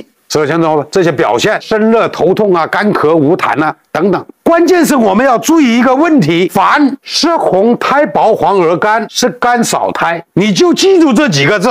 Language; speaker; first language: Chinese; native; Chinese